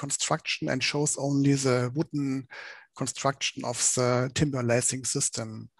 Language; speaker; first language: English; non-native, fluent; German